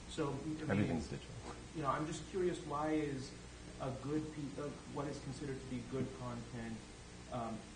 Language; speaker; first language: English; non-native, fluent; Spanish